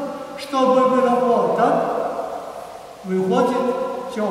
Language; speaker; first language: Russian; non-native, learner; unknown